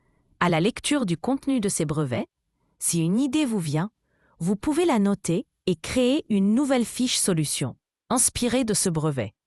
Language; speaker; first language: French; native; French